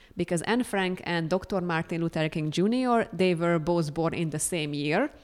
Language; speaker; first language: English; non-native, fluent; Hungarian